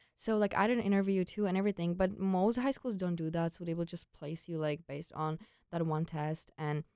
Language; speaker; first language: English; non-native, fluent; Czech